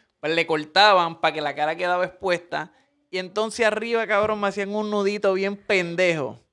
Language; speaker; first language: Spanish; native; Spanish